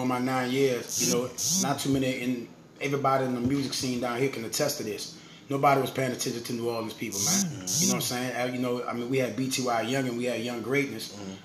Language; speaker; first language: English; native; English